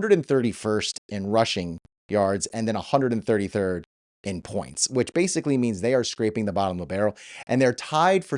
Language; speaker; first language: English; native; English